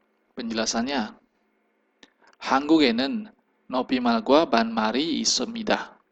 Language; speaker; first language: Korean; non-native, fluent; Indonesian